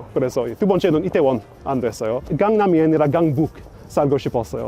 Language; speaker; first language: Korean; non-native, fluent; English